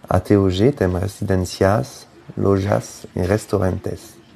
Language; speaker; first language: Portuguese; non-native, fluent; French